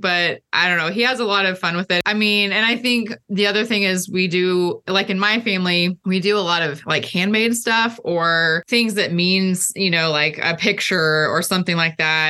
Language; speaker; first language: English; native; English